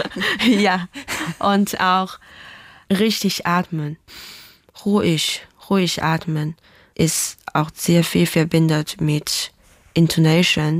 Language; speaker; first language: German; non-native, learner; Chinese